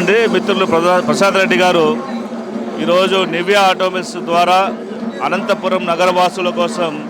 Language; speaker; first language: Telugu; native; Telugu